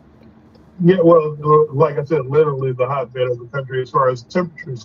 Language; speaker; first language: English; native; English